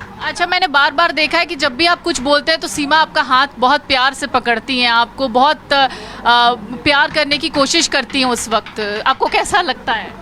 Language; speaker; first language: Hindi; native; Hindi